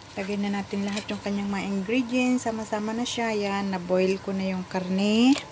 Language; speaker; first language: Filipino; non-native, local second language; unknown